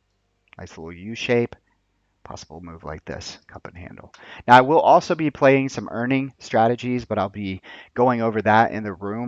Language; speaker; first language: English; native; English